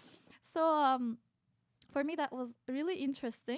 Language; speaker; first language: English; non-native, fluent; Turkish